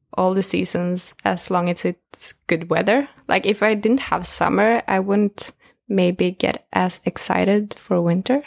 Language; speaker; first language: English; non-native, fluent; Swedish